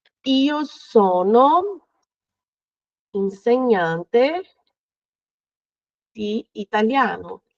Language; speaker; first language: Italian; non-native, fluent; Portuguese